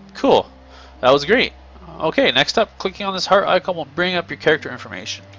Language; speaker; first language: English; native; English